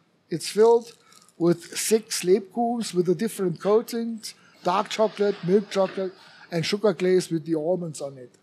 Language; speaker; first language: English; non-native, fluent; German